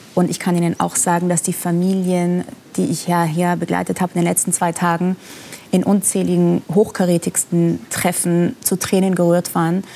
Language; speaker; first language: German; non-native, fluent; Persian